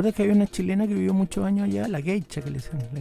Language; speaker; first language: Spanish; native; Spanish